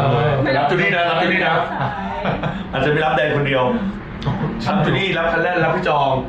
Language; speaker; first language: Thai; native; Thai